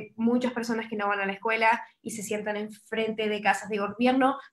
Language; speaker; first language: Spanish; early bilingual, heritage; Spanish